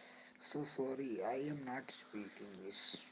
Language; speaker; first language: English; non-native, learner; Hindi